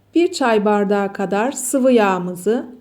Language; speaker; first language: Turkish; native; Turkish